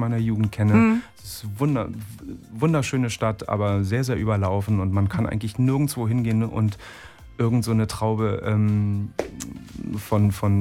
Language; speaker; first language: German; native; German